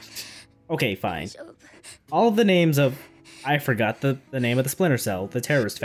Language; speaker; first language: English; native; English